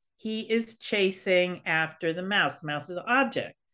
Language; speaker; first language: English; native; English